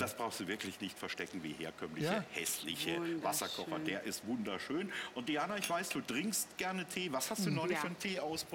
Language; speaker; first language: German; native; German